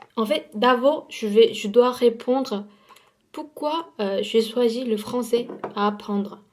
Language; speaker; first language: French; non-native, fluent; Korean